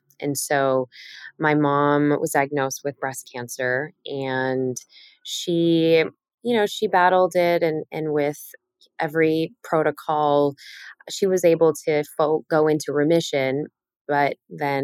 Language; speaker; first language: English; native; English